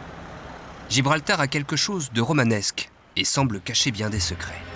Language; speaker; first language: French; native; French